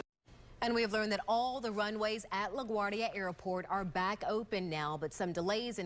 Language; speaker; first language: English; native; English